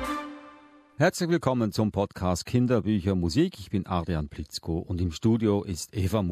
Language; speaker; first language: German; native; German